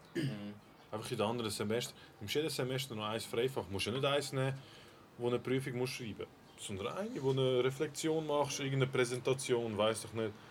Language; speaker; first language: German; early bilingual, other home language; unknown